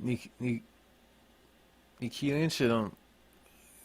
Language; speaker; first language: Irish; non-native, local second language; English